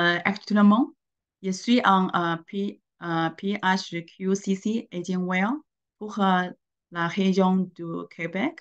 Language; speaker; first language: French; non-native, learner; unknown